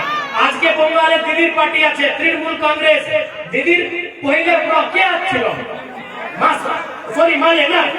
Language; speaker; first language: Bangla; non-native, local second language; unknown